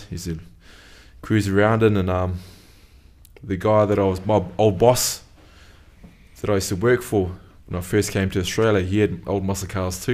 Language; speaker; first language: English; native; English